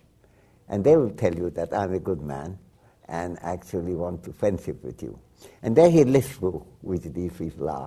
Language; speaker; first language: English; non-native, local second language; Bangla